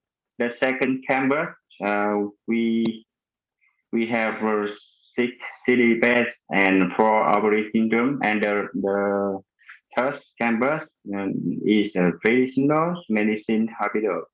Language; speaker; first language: English; non-native, fluent; Vietnamese